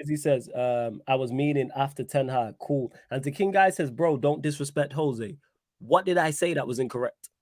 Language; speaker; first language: English; native; English